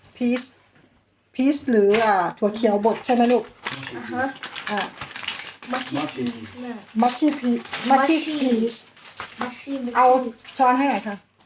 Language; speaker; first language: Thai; native; Thai